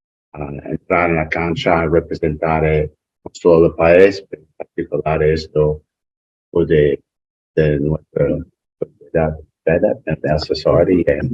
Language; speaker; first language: Spanish; non-native, learner; English